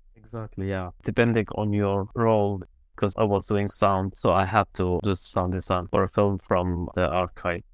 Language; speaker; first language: English; non-native, fluent; Arabic